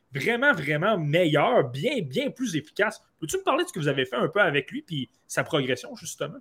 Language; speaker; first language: French; native; French